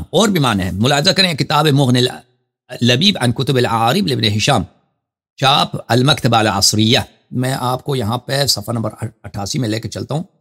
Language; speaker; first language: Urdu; non-native, fluent; Persian